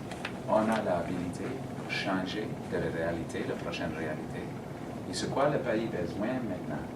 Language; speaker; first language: French; non-native, learner; English